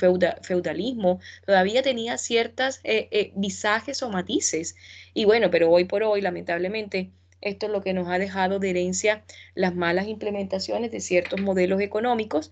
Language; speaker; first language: Spanish; native; Spanish